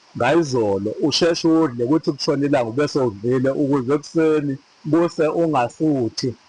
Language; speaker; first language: Zulu; native; Zulu